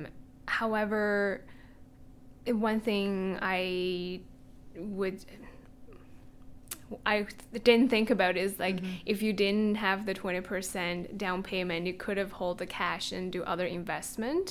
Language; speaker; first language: English; non-native, fluent; Chinese